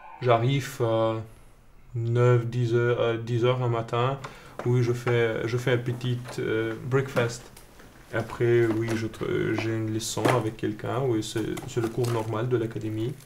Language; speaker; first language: French; non-native, learner; Russian